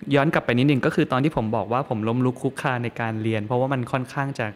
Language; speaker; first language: Thai; native; Thai